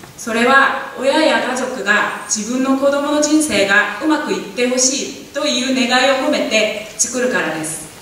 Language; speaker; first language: Japanese; non-native, fluent; Korean